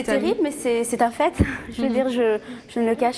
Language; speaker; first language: French; native; French